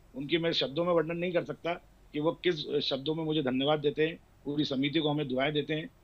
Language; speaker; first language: Hindi; native; Hindi